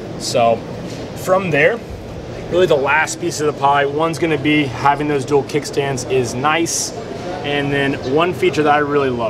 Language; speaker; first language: English; native; English